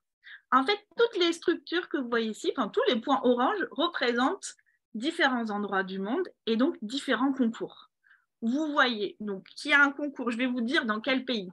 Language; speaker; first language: French; native; French